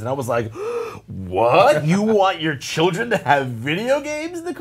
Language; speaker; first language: English; native; English